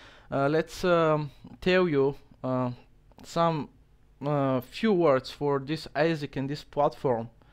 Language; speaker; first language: English; non-native, learner; Bulgarian